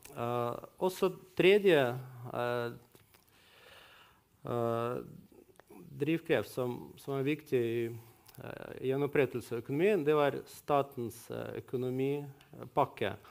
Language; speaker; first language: Norwegian; non-native, fluent; Russian